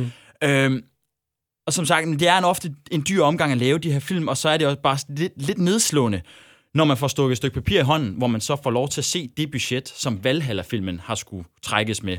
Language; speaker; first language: Danish; native; Danish